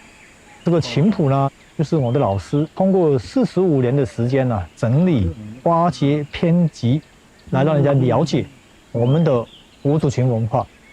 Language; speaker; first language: Chinese; native; Chinese